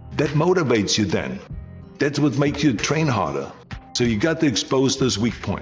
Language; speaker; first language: English; non-native, fluent; German